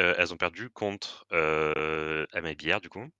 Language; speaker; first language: French; native; French